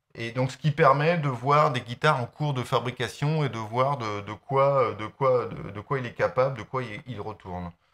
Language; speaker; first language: French; native; French